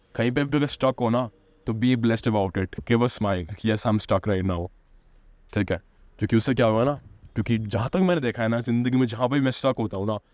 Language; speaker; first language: Hindi; native; Hindi